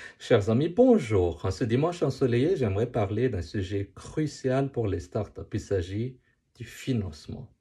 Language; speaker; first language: French; non-native, local second language; Malagasy